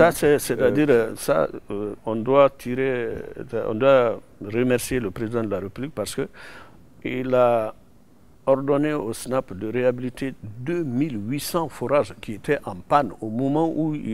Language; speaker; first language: French; non-native, local second language; Susu